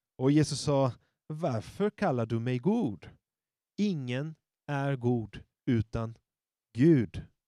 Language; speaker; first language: Swedish; non-native, fluent; Portuguese